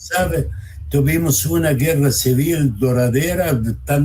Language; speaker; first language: Spanish; non-native, fluent; Arabic